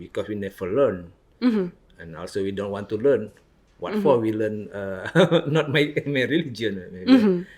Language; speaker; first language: English; non-native, learner; Indonesian